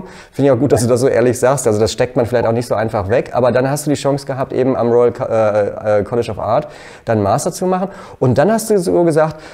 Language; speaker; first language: German; native; German